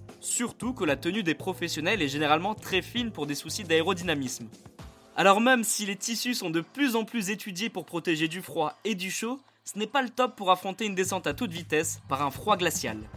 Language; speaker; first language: French; native; French